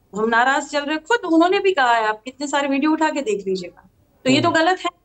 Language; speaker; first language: Hindi; non-native, local second language; Gujarati